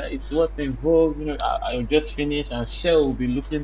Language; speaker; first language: English; non-native, local second language; Bini